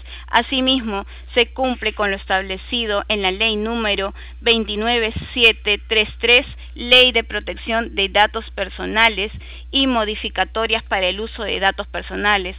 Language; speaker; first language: Spanish; native; Spanish